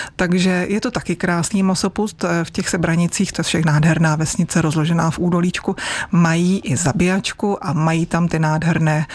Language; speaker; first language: Czech; native; Czech